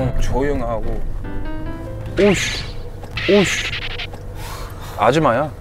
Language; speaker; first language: Korean; non-native, learner; English